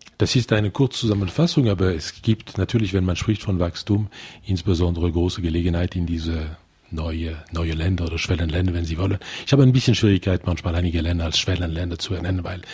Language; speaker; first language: German; non-native, local second language; French